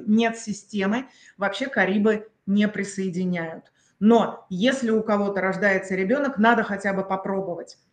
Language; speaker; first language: Russian; native; Russian